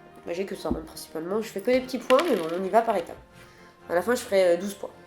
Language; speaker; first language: French; native; French